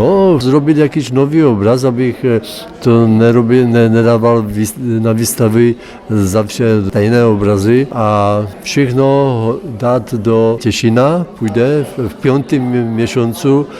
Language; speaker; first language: Polish; non-native, learner; Czech